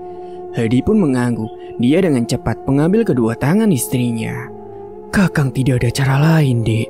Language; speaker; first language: Indonesian; native; Indonesian